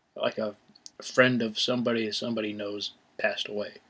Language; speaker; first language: English; native; English